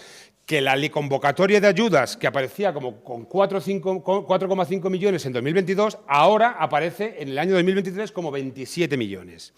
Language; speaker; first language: Spanish; native; Spanish